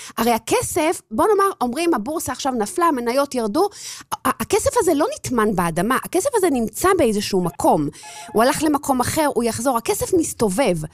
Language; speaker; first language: Hebrew; native; Hebrew